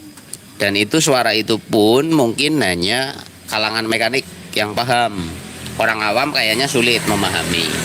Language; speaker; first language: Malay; non-native, local second language; Javanese